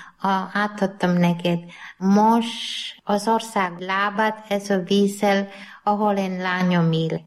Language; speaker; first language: Hungarian; non-native, learner; Malayalam